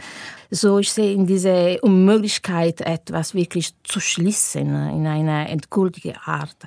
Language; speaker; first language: German; non-native, fluent; Italian